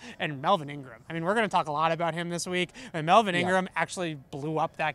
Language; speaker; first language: English; native; English